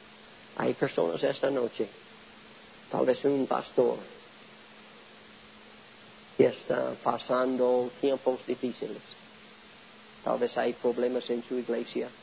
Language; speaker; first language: Spanish; non-native, learner; English